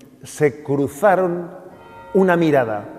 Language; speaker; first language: Spanish; native; Spanish